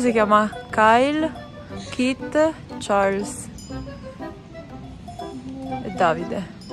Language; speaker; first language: Italian; early bilingual, other home language; Filipino